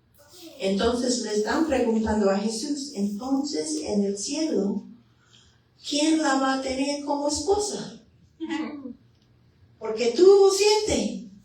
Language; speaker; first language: Spanish; non-native, fluent; English